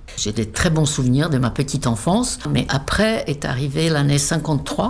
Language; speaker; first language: French; non-native, fluent; Czech